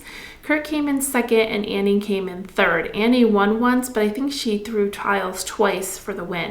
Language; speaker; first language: English; native; English